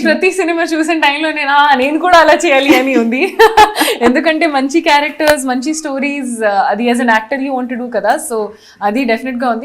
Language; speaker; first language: Telugu; non-native, learner; Hindi